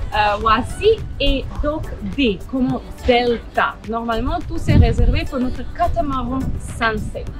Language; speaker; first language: French; non-native, learner; Croatian